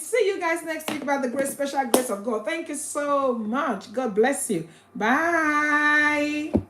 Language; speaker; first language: English; non-native, local second language; Yoruba